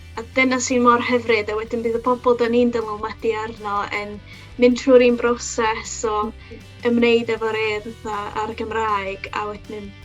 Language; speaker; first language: Welsh; non-native, local second language; English